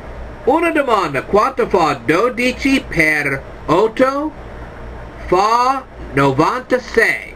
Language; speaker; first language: Italian; non-native, learner; English